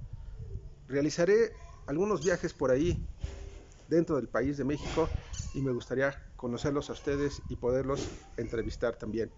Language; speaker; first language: Spanish; native; Spanish